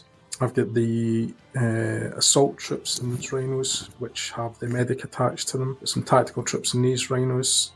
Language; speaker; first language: English; native; English